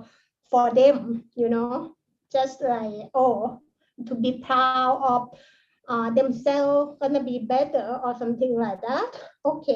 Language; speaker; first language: English; non-native, learner; Thai